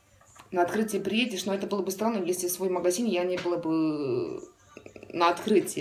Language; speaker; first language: Russian; non-native, learner; Estonian